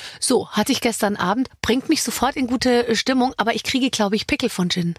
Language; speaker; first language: German; native; German